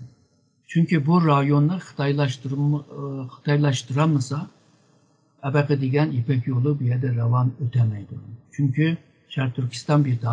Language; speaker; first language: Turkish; non-native, learner; Uyghur